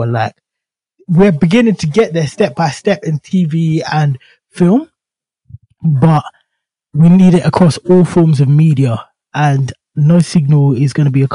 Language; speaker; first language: English; native; English